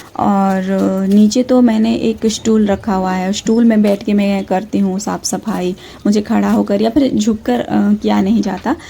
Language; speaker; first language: Hindi; non-native, local second language; Odia